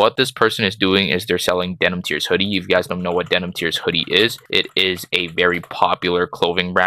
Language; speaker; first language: English; native; English